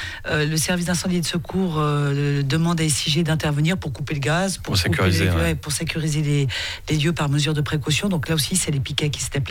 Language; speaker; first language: French; native; French